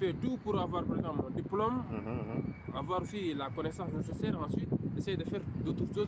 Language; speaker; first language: French; non-native, local second language; Wolof